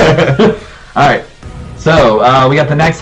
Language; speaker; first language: English; native; English